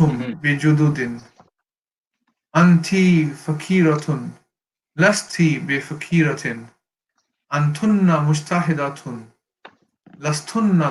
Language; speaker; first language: Arabic; non-native, learner; English